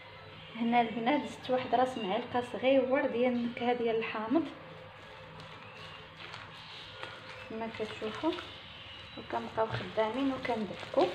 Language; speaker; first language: Arabic; native; Arabic